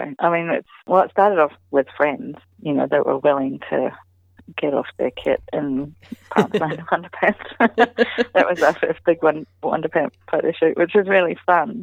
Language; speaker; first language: English; native; English